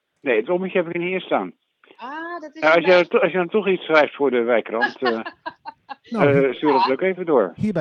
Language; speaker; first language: Dutch; native; Dutch